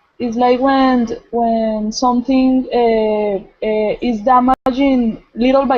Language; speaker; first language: English; non-native, learner; Spanish